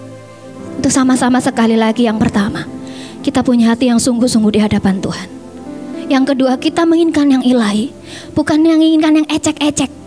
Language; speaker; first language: Indonesian; native; Indonesian